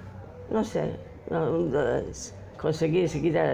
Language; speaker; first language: Spanish; non-native, fluent; Polish